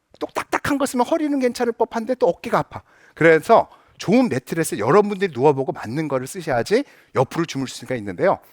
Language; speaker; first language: Korean; native; Korean